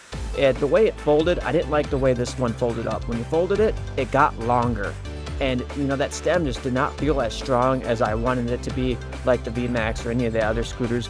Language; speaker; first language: English; native; English